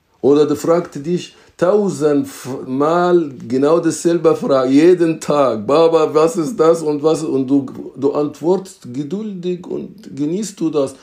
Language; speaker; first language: German; non-native, fluent; Arabic